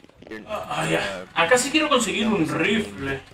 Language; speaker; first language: Spanish; native; Spanish